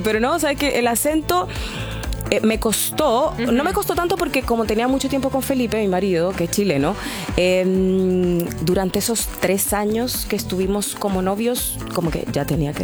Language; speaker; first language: Spanish; native; Spanish